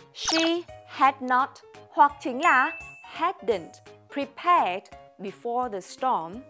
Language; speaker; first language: English; non-native, fluent; Vietnamese